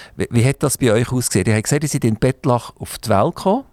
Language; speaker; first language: German; native; German